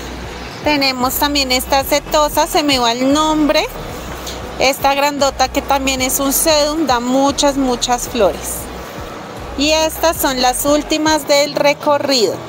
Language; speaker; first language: Spanish; native; Spanish